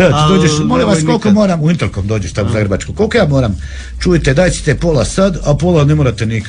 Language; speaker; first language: Croatian; native; Croatian